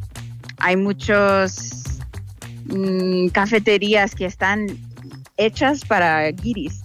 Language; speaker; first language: Spanish; non-native, fluent; English